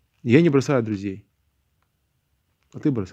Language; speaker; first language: Russian; native; Russian